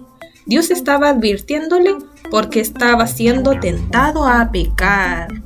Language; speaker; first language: Spanish; native; Spanish